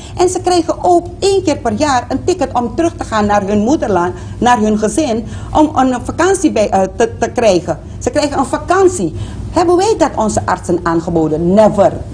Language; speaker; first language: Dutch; native; Dutch